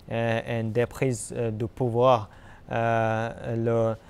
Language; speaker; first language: French; non-native, learner; Russian